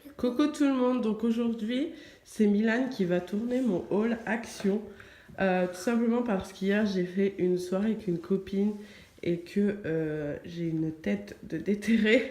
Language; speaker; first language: French; native; French